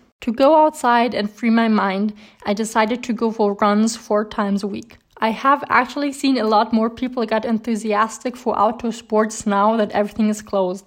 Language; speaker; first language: English; non-native, fluent; German